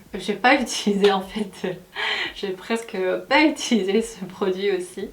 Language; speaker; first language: French; non-native, fluent; Korean